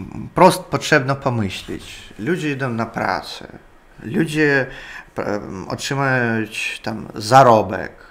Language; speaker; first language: Polish; non-native, learner; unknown